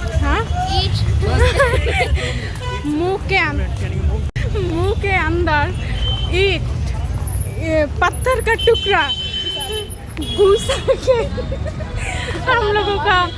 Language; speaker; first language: Hindi; non-native, learner; Bangla